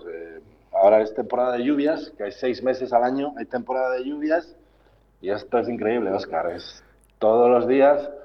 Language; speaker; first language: Spanish; native; Spanish